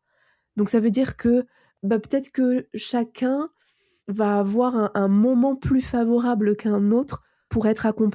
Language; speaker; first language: French; native; French